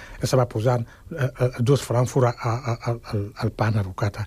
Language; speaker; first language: Catalan; non-native, fluent; Wolof